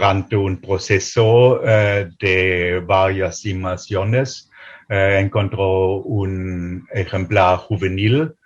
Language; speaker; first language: Spanish; non-native, fluent; German